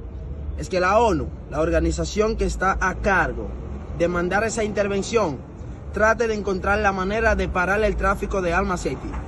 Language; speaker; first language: Spanish; non-native, fluent; Haitian Creole